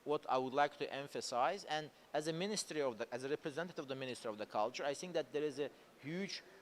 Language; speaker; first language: English; non-native, fluent; Azerbaijani